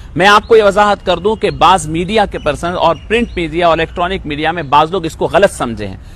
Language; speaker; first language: Urdu; native; Urdu